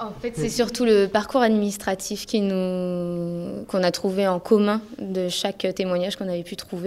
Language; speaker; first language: French; native; French